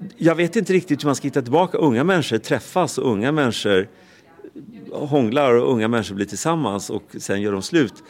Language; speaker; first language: Swedish; native; Swedish